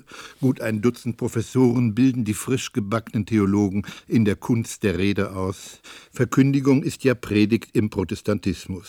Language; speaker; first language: German; native; German